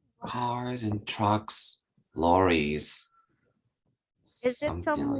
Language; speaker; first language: English; non-native, learner; Japanese